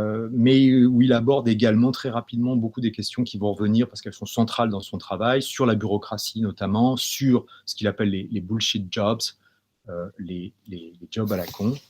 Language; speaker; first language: French; native; French